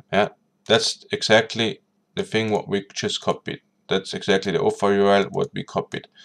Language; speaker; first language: English; non-native, fluent; German